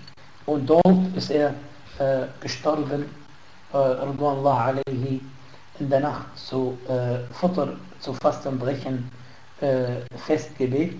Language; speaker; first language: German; non-native, fluent; Arabic